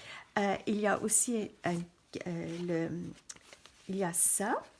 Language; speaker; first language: French; non-native, fluent; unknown